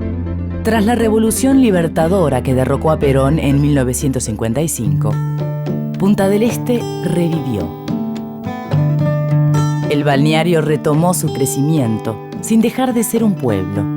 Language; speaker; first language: Spanish; native; Spanish